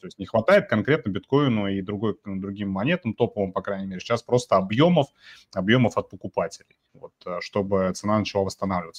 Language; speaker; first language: Russian; native; Russian